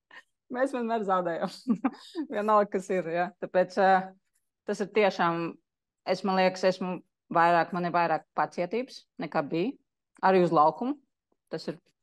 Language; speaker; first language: Latvian; non-native, local second language; Russian